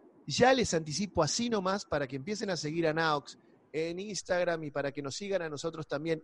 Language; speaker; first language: Spanish; native; Spanish